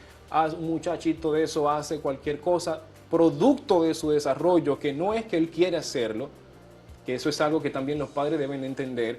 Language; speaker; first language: Spanish; native; Spanish